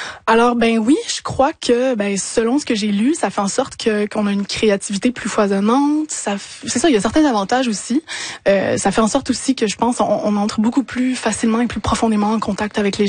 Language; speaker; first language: French; native; French